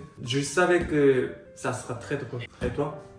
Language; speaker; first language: French; non-native, fluent; Korean